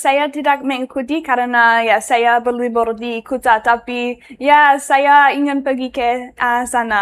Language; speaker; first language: Indonesian; non-native, learner; English